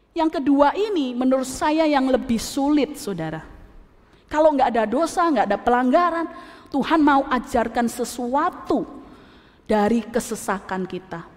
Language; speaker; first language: Indonesian; native; Indonesian